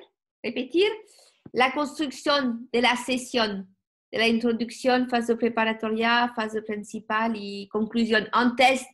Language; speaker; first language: Spanish; non-native, learner; French